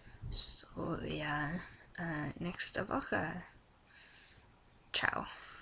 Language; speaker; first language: German; non-native, learner; English